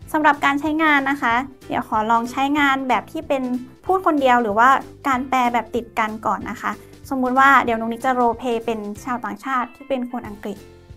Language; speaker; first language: Thai; native; Thai